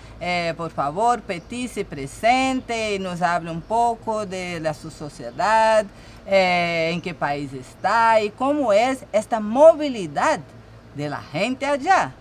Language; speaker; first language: Spanish; non-native, fluent; Portuguese